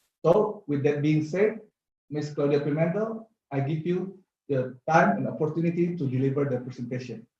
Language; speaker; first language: English; non-native, fluent; Indonesian